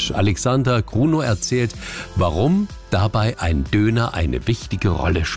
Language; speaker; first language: German; native; German